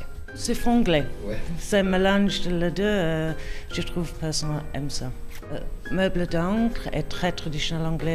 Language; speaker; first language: French; non-native, learner; English